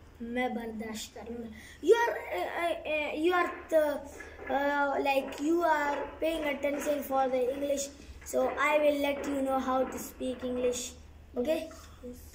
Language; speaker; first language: English; non-native, learner; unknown